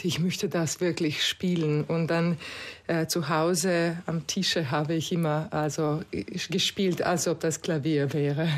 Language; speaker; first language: German; non-native, fluent; Croatian